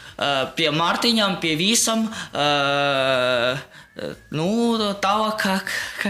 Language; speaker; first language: Latvian; non-native, local second language; Russian